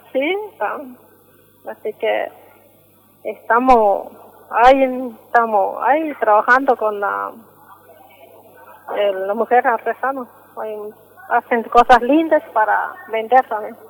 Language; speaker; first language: Spanish; non-native, local second language; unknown